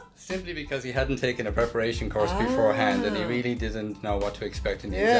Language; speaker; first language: English; native; English